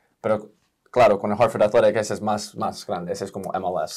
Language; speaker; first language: Spanish; early bilingual, heritage; Spanish